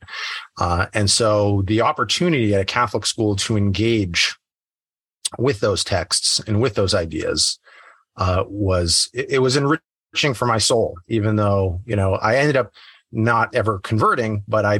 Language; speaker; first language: English; native; English